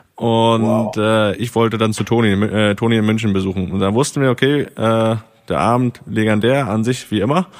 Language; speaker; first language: German; native; German